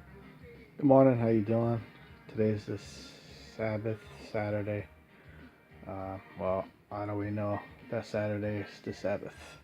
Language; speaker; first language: English; native; English